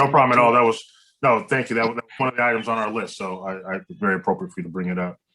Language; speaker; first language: English; native; English